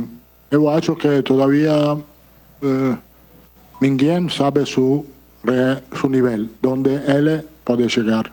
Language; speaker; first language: Portuguese; non-native, fluent; Italian